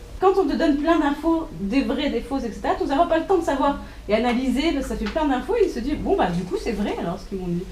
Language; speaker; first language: French; native; French